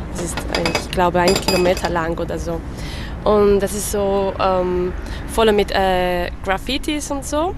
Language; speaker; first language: German; non-native, learner; French